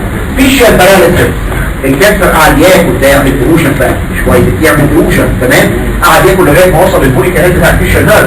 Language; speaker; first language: Arabic; native; Arabic